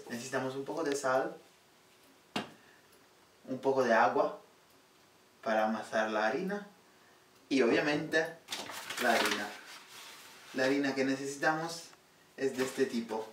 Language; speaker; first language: Spanish; non-native, fluent; Italian